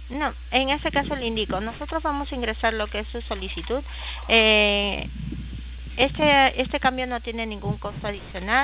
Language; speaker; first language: Spanish; native; Spanish